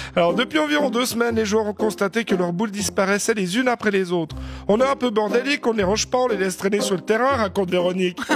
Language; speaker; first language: French; native; French